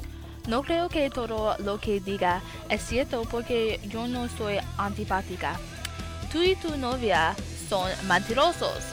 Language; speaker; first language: Spanish; non-native, learner; English